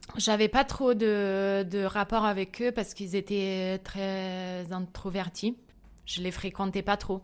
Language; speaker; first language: French; non-native, fluent; Italian